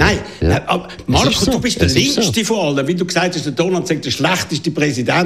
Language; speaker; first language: German; native; German